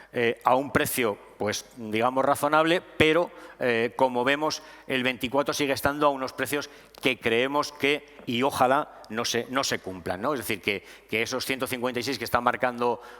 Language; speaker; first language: Spanish; native; Spanish